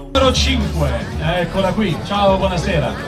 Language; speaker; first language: Italian; native; Italian